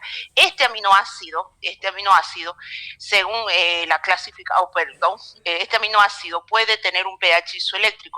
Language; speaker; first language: Spanish; native; Spanish